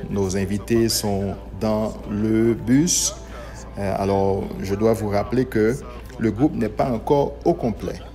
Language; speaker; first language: French; non-native, local second language; Haitian Creole